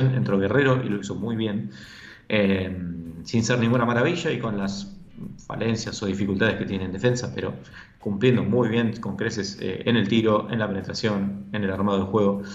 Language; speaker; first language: Spanish; native; Spanish